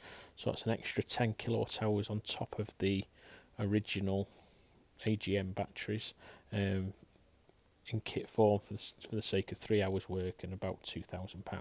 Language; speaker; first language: English; native; English